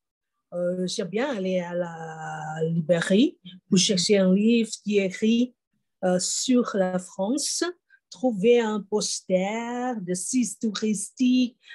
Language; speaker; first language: French; non-native, fluent; Thai